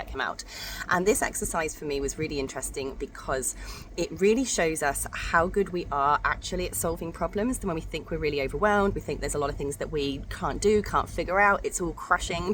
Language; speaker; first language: English; native; English